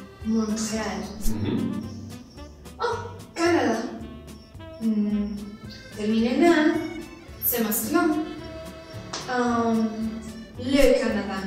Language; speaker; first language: French; non-native, learner; Spanish